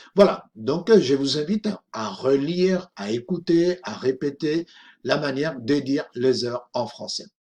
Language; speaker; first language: French; non-native, fluent; Spanish